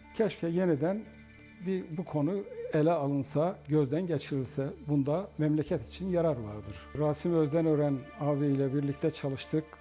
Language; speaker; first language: Turkish; native; Turkish